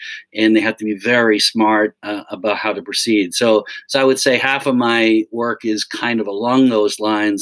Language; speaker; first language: English; native; English